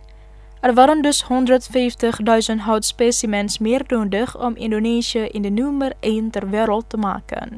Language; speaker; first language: Dutch; non-native, fluent; Indonesian